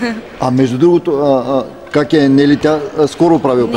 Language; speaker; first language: Bulgarian; native; Bulgarian